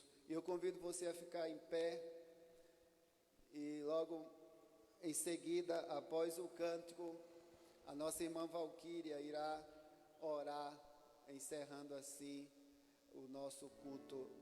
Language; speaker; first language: Portuguese; native; Portuguese